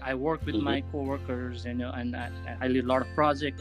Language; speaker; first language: English; non-native, local second language; Nepali